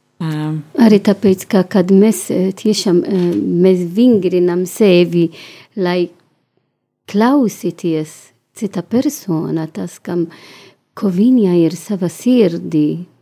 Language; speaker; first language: Latvian; non-native, learner; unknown